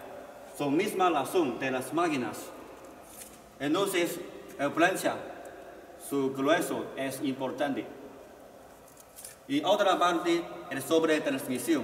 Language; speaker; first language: Spanish; non-native, learner; Chinese